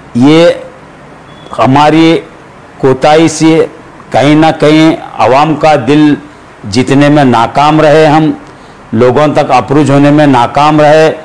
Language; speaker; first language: Hindi; non-native, local second language; Urdu